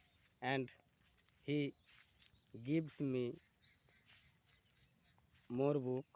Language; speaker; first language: English; non-native, learner; Bangla